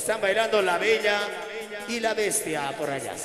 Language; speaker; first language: Spanish; native; Spanish